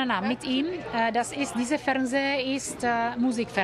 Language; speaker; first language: German; non-native, learner; Czech